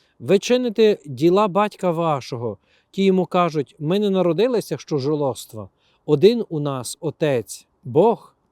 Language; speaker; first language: Ukrainian; native; Ukrainian